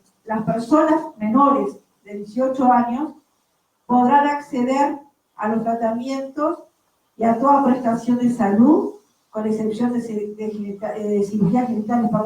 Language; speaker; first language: Spanish; native; Spanish